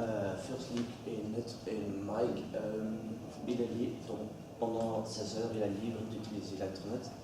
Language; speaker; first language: French; non-native, learner; Dutch